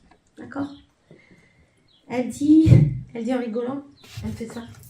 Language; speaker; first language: French; native; French